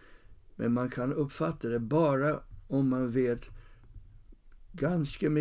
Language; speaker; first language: Swedish; non-native, fluent; English